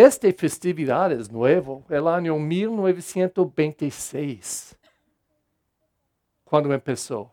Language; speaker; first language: Spanish; non-native, fluent; English